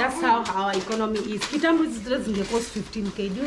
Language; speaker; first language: English; non-native, local second language; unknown